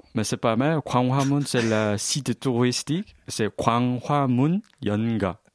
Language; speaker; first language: French; non-native, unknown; Korean